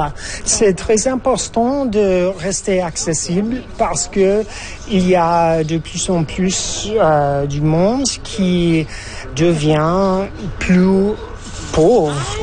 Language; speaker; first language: French; non-native, fluent; English